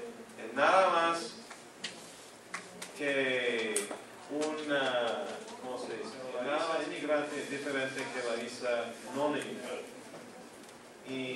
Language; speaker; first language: Spanish; non-native, fluent; English